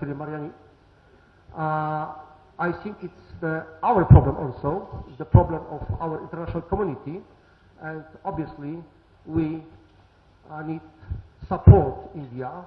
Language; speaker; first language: English; non-native, learner; Polish